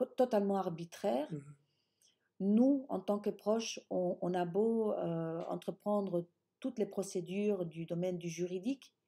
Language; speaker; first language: French; early bilingual, other home language; Spanish